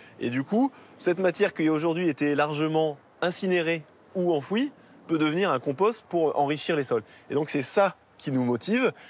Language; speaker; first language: French; native; French